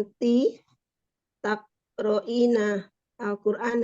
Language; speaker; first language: Arabic; non-native, learner; Indonesian